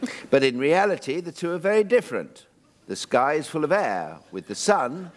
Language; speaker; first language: English; native; English